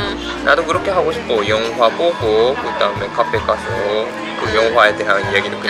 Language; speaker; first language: Korean; non-native, learner; Japanese